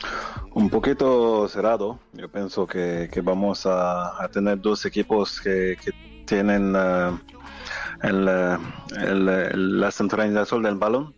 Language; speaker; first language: Spanish; non-native, fluent; French